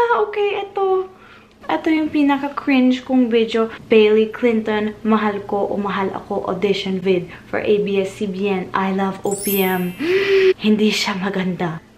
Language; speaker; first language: Filipino; non-native, fluent; English